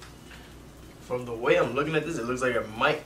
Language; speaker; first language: English; native; English